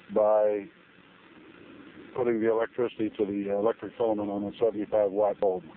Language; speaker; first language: English; native; English